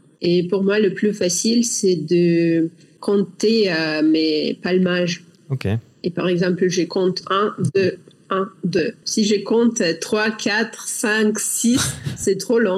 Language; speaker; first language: French; non-native, learner; Russian